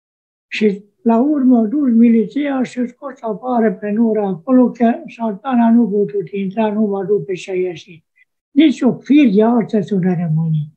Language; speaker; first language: Romanian; non-native, local second language; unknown